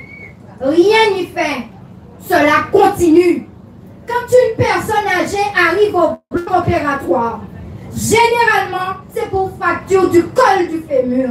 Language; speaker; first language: French; native; French